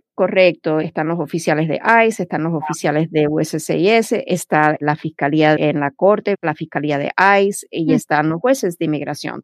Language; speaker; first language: Spanish; early bilingual, heritage; Spanish